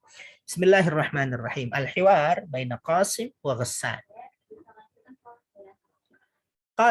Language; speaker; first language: Arabic; non-native, fluent; Indonesian